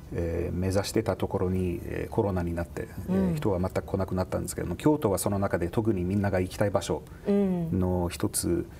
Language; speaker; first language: Japanese; non-native, fluent; English